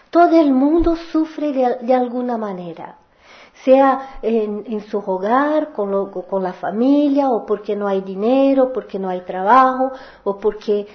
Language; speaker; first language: Spanish; non-native, fluent; Portuguese